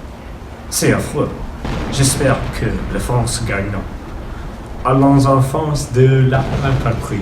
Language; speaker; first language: French; non-native, learner; English